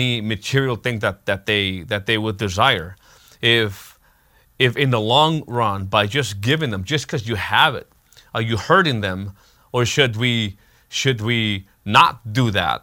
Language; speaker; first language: English; early bilingual, other home language; Spanish